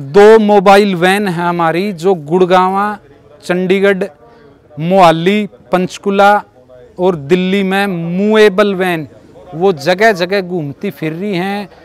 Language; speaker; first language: Hindi; native; Hindi